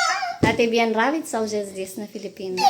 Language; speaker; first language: Russian; non-native, fluent; Filipino